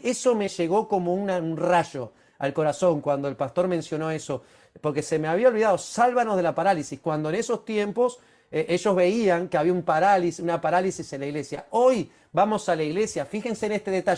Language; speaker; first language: Spanish; native; Spanish